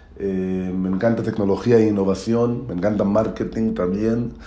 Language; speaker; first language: Spanish; non-native, learner; Hebrew